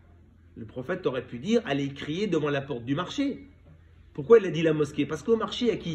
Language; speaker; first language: French; native; French